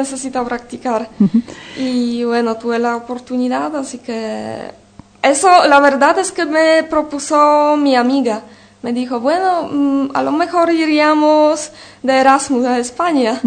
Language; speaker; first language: Spanish; non-native, fluent; Polish